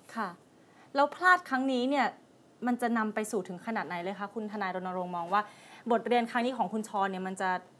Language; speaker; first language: Thai; native; Thai